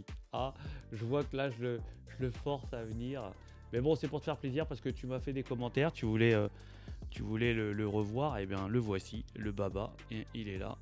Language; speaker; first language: French; native; French